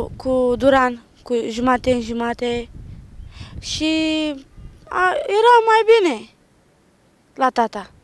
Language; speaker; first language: Romanian; non-native, local second language; Turkish